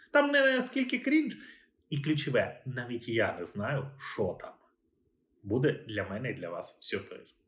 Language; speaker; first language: Ukrainian; native; Ukrainian